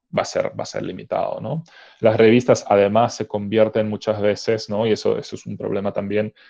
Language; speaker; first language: Spanish; non-native, fluent; Czech